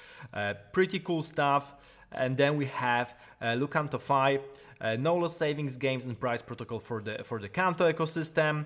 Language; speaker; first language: English; non-native, fluent; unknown